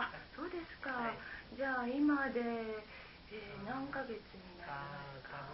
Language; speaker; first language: Japanese; native; Japanese